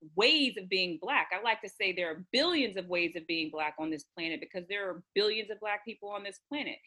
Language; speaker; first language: English; native; English